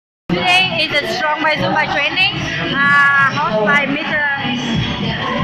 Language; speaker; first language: English; non-native, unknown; Vietnamese